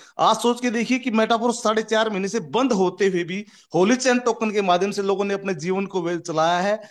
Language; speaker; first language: Hindi; native; Hindi